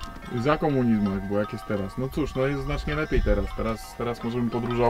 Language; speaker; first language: Polish; native; Polish